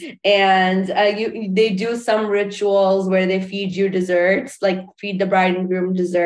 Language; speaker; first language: English; non-native, local second language; Urdu